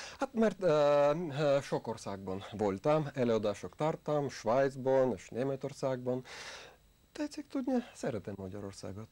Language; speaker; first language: Hungarian; non-native, learner; Russian